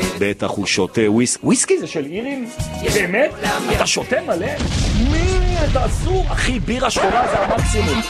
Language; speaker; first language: Hebrew; native; Hebrew